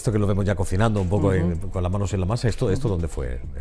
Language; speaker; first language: Spanish; native; Spanish